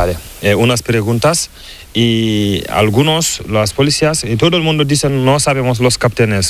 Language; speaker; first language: Spanish; non-native, learner; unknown